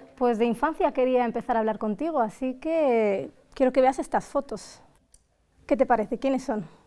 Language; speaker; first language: Spanish; native; Spanish